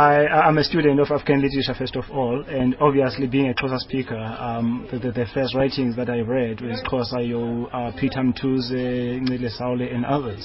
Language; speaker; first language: English; non-native, local second language; Xhosa